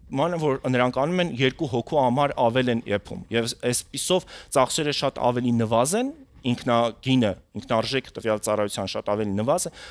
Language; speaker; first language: Armenian; native; Armenian